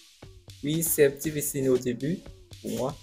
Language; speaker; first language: French; non-native, fluent; Vietnamese